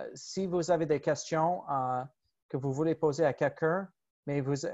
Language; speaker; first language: French; non-native, fluent; English